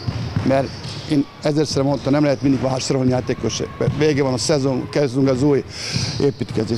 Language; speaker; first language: Hungarian; non-native, fluent; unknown